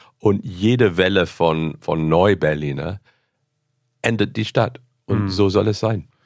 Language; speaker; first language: German; non-native, fluent; English